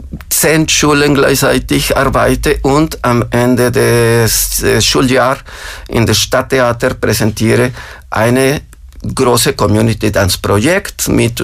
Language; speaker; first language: German; non-native, fluent; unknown